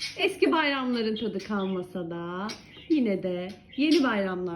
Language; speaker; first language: Turkish; native; Turkish